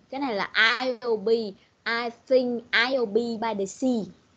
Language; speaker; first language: English; non-native, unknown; Vietnamese